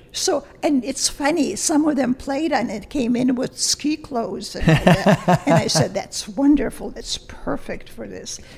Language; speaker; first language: English; early bilingual, other home language; Lithuanian